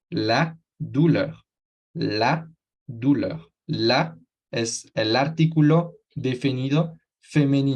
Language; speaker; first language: Spanish; non-native, fluent; French